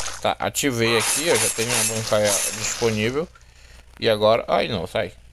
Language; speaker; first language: Portuguese; native; Portuguese